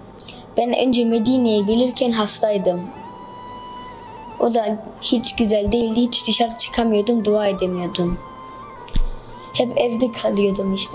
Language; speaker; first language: Turkish; early bilingual, heritage; Turkish